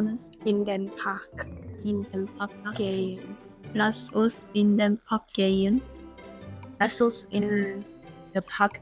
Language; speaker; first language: German; non-native, learner; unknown